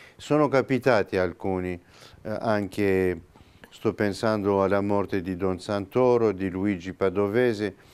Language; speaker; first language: Italian; non-native, fluent; Turkish